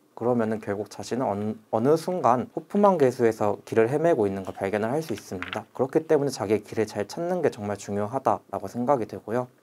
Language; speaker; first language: Korean; native; Korean